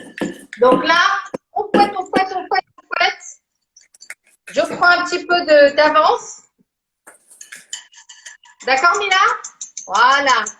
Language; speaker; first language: French; native; French